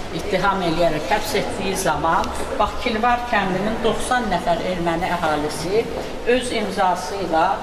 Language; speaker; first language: Azerbaijani; native; Azerbaijani